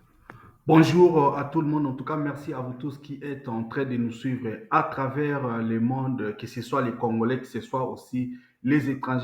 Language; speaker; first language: French; non-native, local second language; Lingala